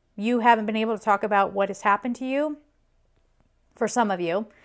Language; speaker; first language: English; native; English